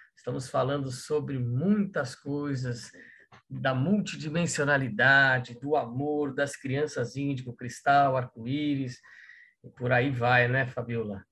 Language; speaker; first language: Portuguese; native; Portuguese